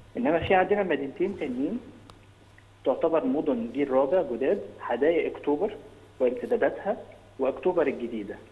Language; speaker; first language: Arabic; native; Arabic